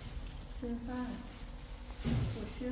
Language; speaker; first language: Chinese; non-native, learner; Indonesian